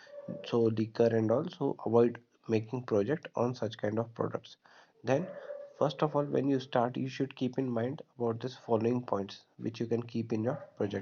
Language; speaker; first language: English; non-native, local second language; Hindi